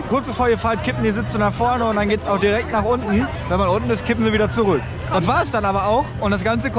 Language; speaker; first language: German; native; German